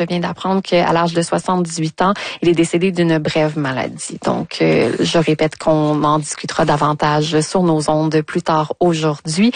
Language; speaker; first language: French; native; French